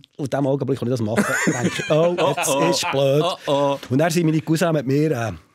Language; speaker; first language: German; native; German